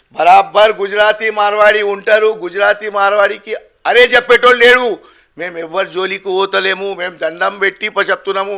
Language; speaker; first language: Telugu; non-native, local second language; Gujarati